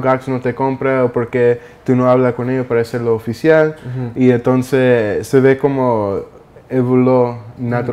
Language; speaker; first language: Spanish; early bilingual, heritage; Spanish